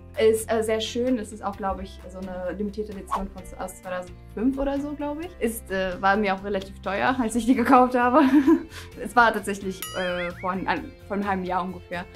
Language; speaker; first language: German; non-native, fluent; Russian